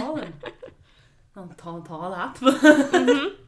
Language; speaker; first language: Irish; non-native, local second language; English